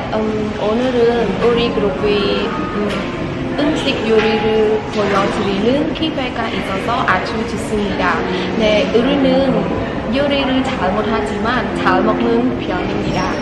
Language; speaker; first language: Korean; non-native, learner; Khmer